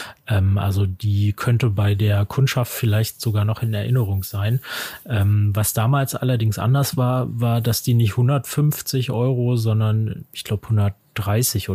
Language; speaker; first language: German; native; German